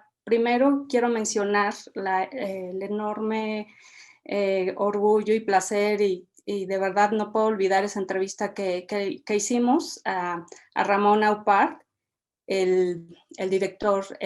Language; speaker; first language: Spanish; native; Spanish